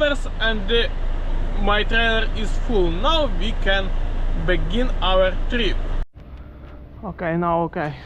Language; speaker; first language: English; non-native, learner; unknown